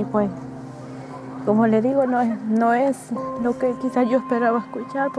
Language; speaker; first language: Spanish; native; Spanish